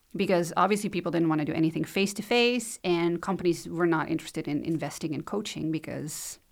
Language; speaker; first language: English; non-native, fluent; Dutch